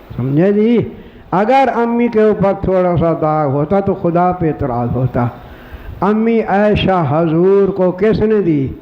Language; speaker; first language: Urdu; non-native, local second language; Saraiki